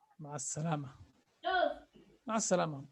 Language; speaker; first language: Arabic; non-native, fluent; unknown